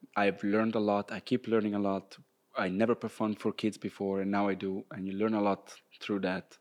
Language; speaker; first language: English; non-native, fluent; Italian